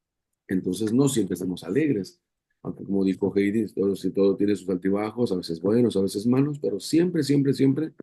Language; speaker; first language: Spanish; native; Spanish